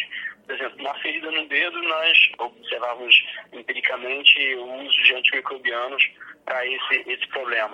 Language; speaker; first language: Portuguese; native; Portuguese